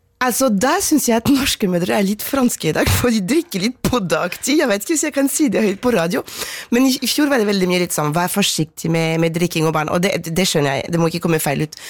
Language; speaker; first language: Norwegian; non-native, fluent; French